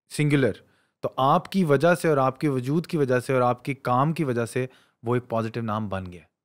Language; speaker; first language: Urdu; native; Urdu